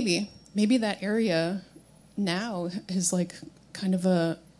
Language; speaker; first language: English; native; English